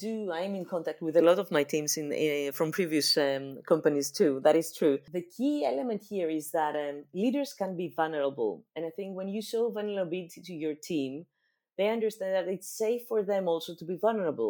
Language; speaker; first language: English; non-native, fluent; Greek